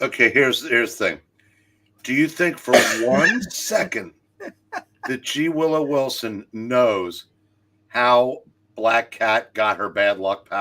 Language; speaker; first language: English; native; English